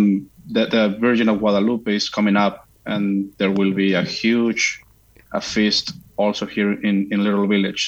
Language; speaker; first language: English; non-native, fluent; Spanish